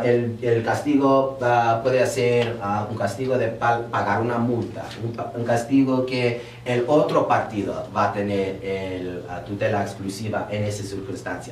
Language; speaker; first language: Spanish; early bilingual, heritage; Spanish